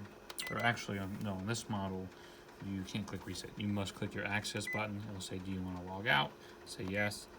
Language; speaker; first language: English; native; English